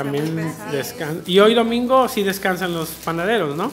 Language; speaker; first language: Spanish; native; Spanish